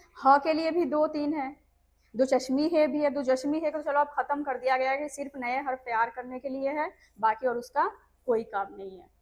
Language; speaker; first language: Hindi; non-native, local second language; Punjabi